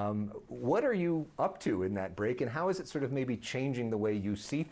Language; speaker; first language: English; native; English